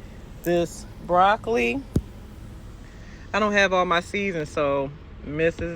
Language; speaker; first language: English; native; English